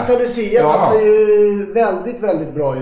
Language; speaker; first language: Swedish; native; Swedish